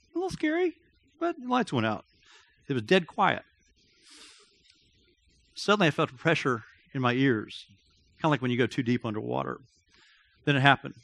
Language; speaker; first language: English; native; English